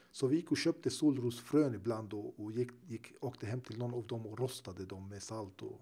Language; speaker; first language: Swedish; early bilingual, other home language; Turoyo